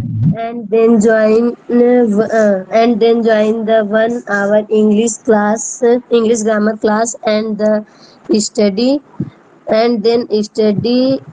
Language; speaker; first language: English; non-native, learner; Hindi